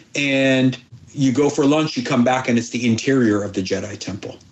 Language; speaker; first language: English; early bilingual, other home language; Persian